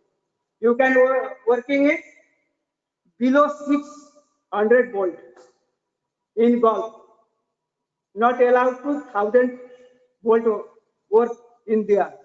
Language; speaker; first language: English; non-native, learner; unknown